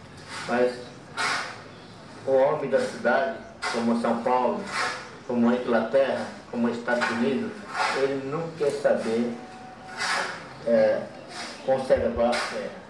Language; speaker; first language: Portuguese; non-native, local second language; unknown